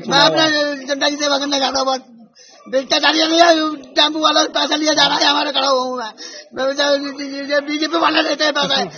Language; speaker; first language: Hindi; native; Hindi